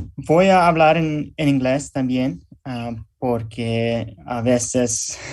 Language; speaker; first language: Spanish; early bilingual, other home language; English